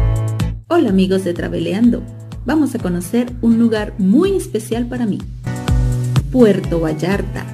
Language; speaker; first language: Spanish; native; Spanish